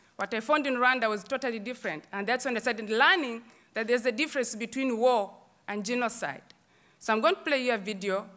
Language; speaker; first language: English; non-native, local second language; Kinyarwanda